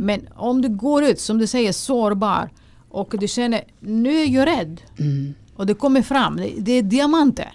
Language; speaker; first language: Swedish; non-native, fluent; Greek